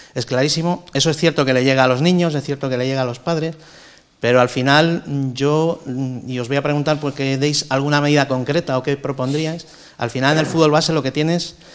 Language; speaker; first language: Spanish; native; Spanish